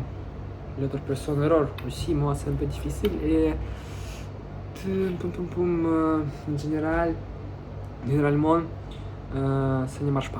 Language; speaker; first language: French; non-native, learner; Russian